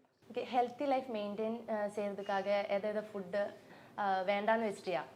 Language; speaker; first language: Tamil; non-native, learner; Malayalam